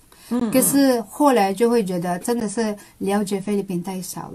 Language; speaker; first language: Chinese; non-native, local second language; Cebuano